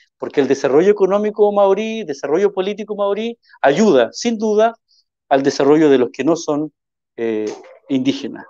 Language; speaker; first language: Spanish; native; Spanish